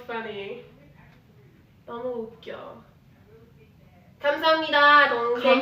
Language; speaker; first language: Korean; non-native, learner; English